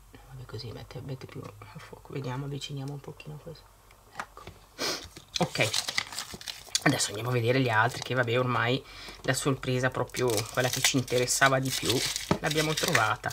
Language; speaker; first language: Italian; native; Italian